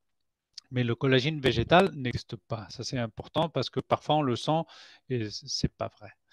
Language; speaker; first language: French; non-native, fluent; Spanish